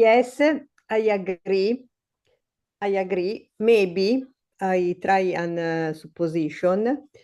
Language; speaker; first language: English; non-native, learner; Italian